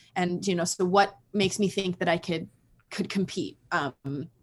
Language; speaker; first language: English; early bilingual, other home language; Spanish